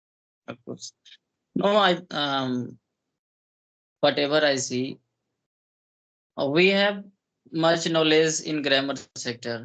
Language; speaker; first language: English; non-native, local second language; Hindi